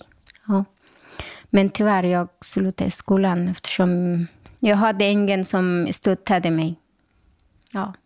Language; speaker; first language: Swedish; non-native, local second language; Persian